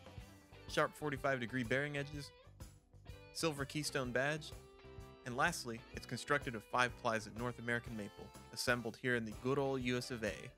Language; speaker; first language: English; native; English